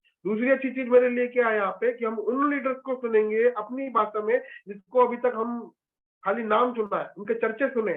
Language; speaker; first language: Hindi; native; Hindi